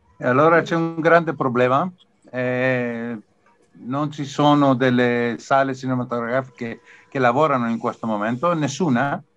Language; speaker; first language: Italian; non-native, learner; Greek